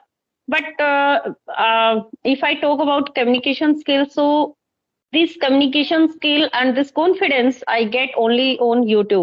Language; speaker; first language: English; non-native, local second language; Hindi